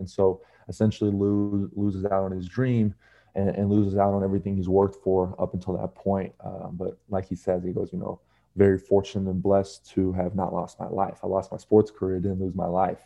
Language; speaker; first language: English; native; English